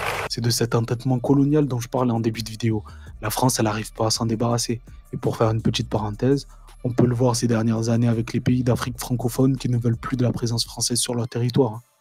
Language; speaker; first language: French; native; French